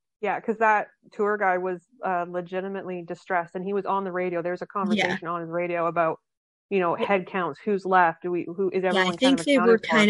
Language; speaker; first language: English; native; English